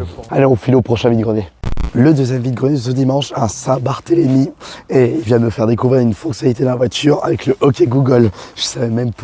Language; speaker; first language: French; native; French